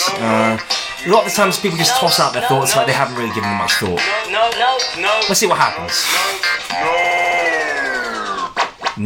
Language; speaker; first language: English; native; English